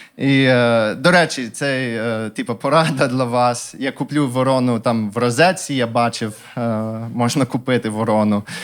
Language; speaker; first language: Ukrainian; non-native, fluent; English